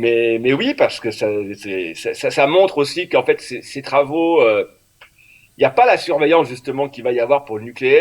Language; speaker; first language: French; native; French